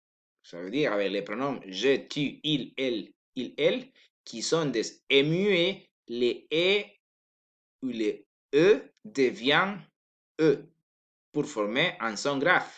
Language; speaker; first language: French; non-native, learner; Spanish